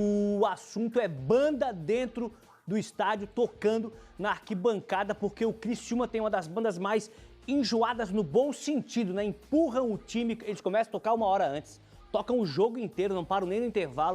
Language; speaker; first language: Portuguese; native; Portuguese